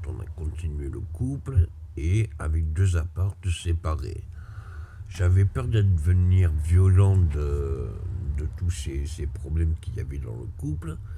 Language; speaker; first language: French; native; French